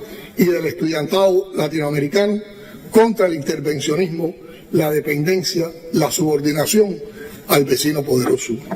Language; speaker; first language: Spanish; native; Spanish